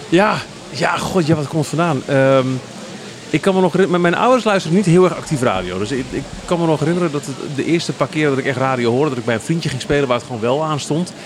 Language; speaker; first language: Dutch; native; Dutch